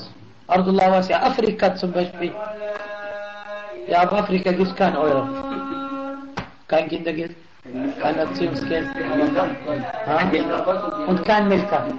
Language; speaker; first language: German; non-native, fluent; Arabic